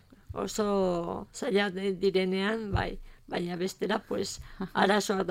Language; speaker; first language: Basque; non-native, learner; Spanish